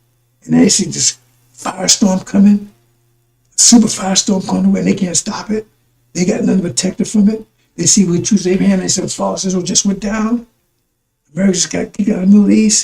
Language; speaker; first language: English; native; English